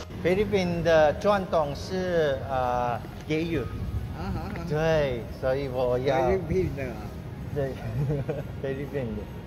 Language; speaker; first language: Chinese; non-native, learner; Filipino